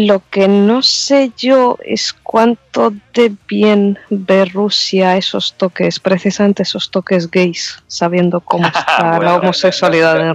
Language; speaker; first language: Spanish; native; Spanish